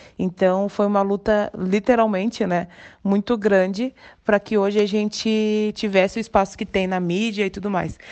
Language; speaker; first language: Portuguese; native; Portuguese